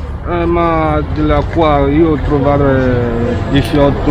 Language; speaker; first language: Italian; non-native, learner; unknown